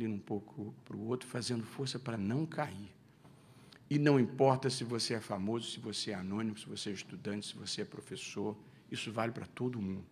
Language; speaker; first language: Portuguese; native; Portuguese